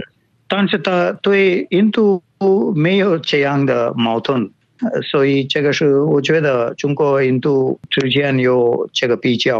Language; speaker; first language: Chinese; non-native, fluent; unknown